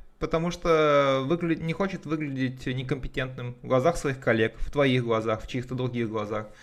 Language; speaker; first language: Russian; native; Russian